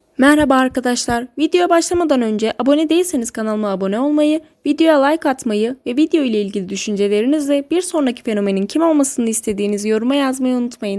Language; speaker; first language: Turkish; native; Turkish